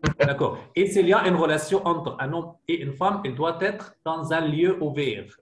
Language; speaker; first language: French; non-native, learner; Arabic